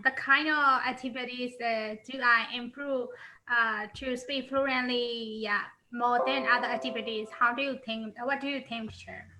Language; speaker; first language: English; non-native, learner; Burmese